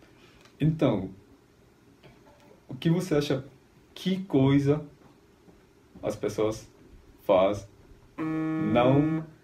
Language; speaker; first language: Portuguese; non-native, fluent; Korean